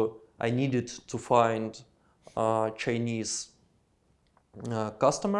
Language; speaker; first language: English; non-native, learner; Russian